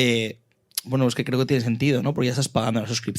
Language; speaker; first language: Spanish; native; Spanish